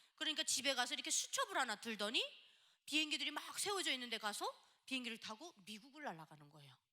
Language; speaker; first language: Korean; native; Korean